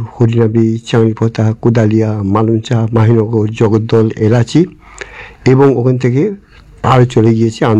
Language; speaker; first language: Bangla; native; Bangla